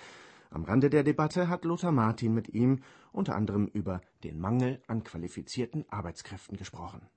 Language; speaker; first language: German; native; German